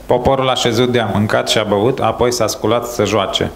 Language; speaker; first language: Romanian; native; Romanian